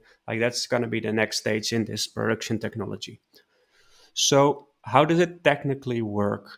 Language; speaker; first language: English; non-native, fluent; Dutch